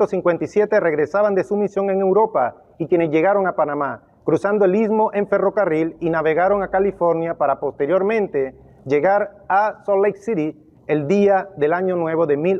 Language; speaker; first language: Spanish; native; Spanish